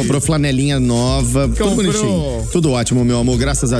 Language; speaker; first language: Portuguese; native; Portuguese